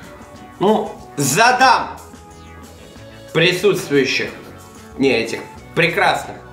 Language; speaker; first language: Russian; native; Russian